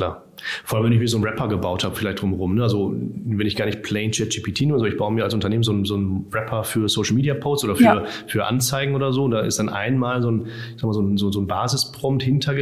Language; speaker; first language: German; native; German